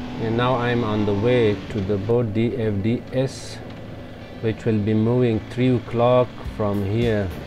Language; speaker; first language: English; non-native, learner; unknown